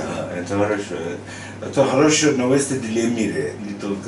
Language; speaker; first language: Russian; non-native, learner; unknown